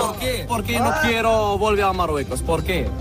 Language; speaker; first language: Spanish; non-native, learner; Arabic